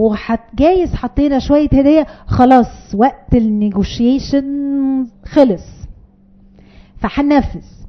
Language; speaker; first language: Arabic; native; Arabic